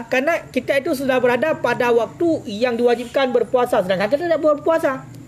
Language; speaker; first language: Malay; non-native, local second language; Achinese